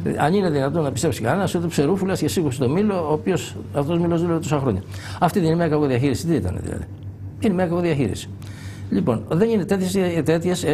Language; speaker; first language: Greek; native; Greek